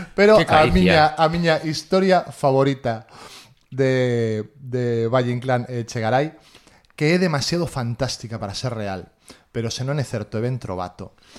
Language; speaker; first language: Galician; native; Galician